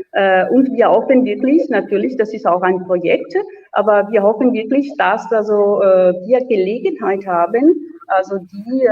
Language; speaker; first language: German; non-native, fluent; Italian